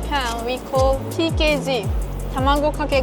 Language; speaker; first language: English; non-native, learner; Japanese